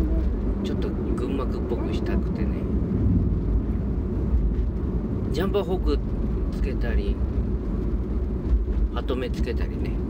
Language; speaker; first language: Japanese; native; Japanese